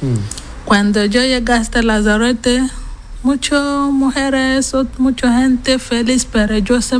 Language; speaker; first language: Spanish; non-native, learner; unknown